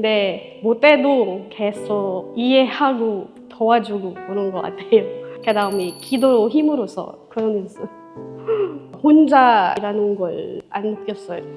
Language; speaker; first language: Korean; non-native, learner; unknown